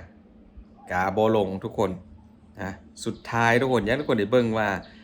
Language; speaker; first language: Thai; non-native, local second language; Lao